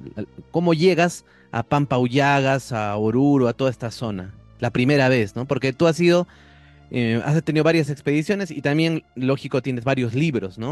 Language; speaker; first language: Spanish; native; Spanish